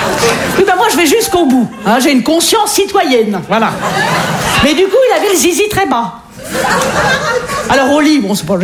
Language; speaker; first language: French; native; French